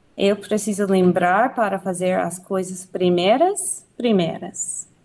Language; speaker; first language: Portuguese; non-native, learner; English